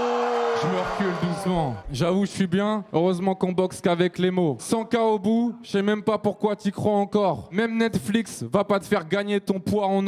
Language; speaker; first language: French; native; French